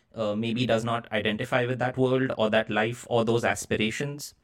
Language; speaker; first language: English; non-native, local second language; Bangla